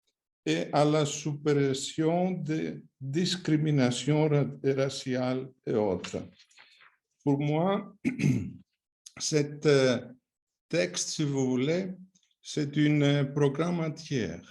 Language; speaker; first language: French; non-native, fluent; Greek